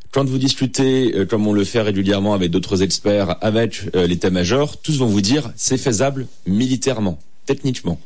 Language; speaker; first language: French; native; French